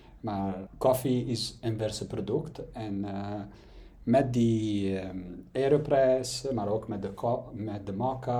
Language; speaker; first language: Dutch; non-native, learner; Italian